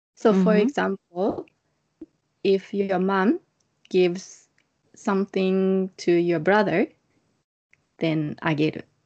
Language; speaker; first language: English; non-native, fluent; Japanese